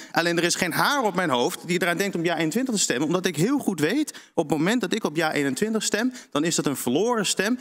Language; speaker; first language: Dutch; native; Dutch